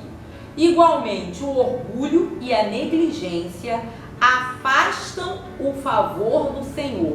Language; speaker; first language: Portuguese; native; Portuguese